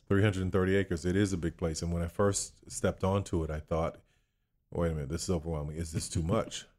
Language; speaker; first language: English; native; English